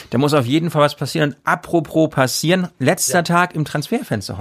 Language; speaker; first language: German; native; German